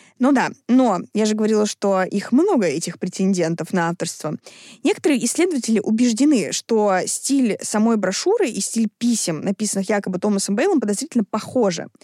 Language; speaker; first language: Russian; native; Russian